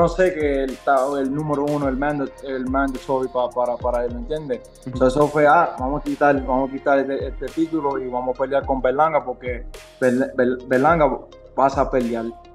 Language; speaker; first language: Spanish; early bilingual, heritage; Spanish